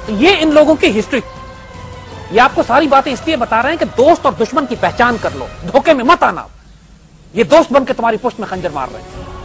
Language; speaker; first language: Urdu; native; Urdu